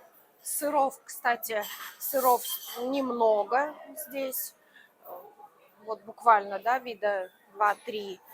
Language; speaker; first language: Russian; native; Russian